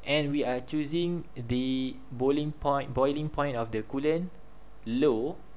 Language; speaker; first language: English; non-native, local second language; Malay